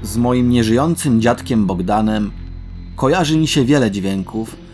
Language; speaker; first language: Polish; native; Polish